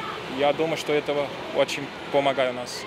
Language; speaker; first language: Russian; non-native, learner; Portuguese